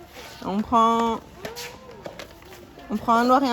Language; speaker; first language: French; native; French